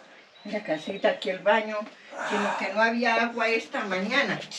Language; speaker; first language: Spanish; native; Spanish